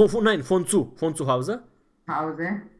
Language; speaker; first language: German; non-native, fluent; Romanian